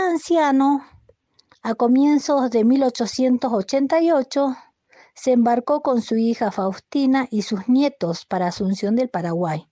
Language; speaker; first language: Spanish; native; Spanish